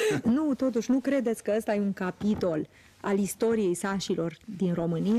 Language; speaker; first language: Romanian; native; Romanian